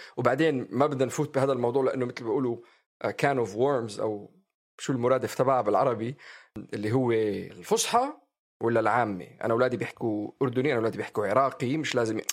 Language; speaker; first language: Arabic; native; Arabic